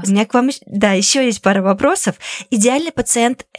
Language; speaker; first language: Russian; native; Russian